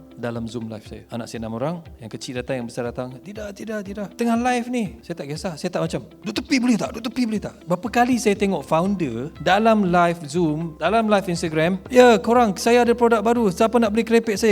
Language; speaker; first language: Malay; native; Malay